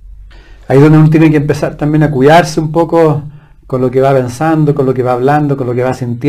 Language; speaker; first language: Spanish; native; Spanish